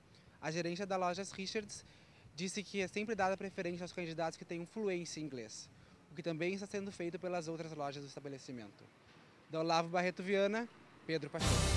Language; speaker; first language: Portuguese; native; Portuguese